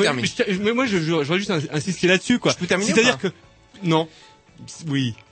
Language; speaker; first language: French; native; French